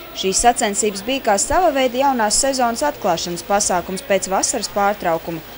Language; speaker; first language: Latvian; native; Latvian